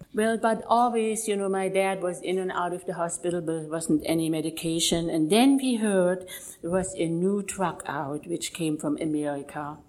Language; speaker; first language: English; non-native, fluent; German